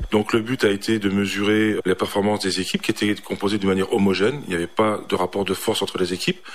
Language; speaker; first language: French; native; French